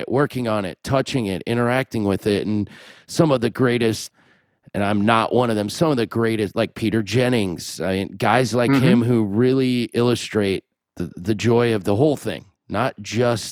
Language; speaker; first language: English; native; English